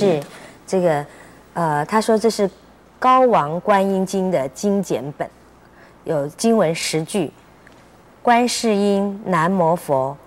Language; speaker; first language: Chinese; native; Chinese